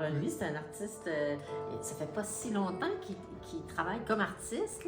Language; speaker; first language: French; native; French